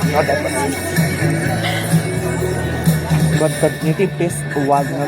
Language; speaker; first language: English; non-native, learner; Nepali